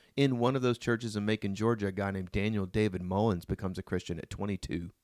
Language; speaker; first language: English; native; English